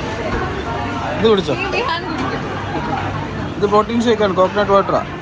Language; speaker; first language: Malayalam; native; Malayalam